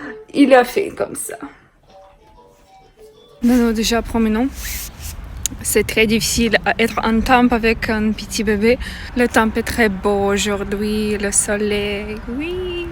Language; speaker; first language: French; non-native, learner; Russian